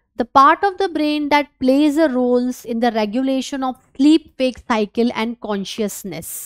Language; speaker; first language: Hindi; native; Hindi